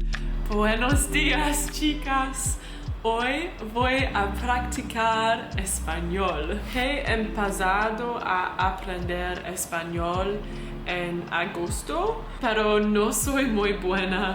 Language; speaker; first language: Spanish; non-native, learner; English